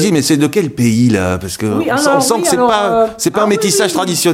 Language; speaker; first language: French; native; French